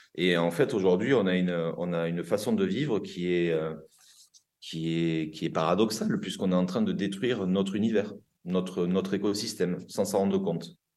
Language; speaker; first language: French; native; French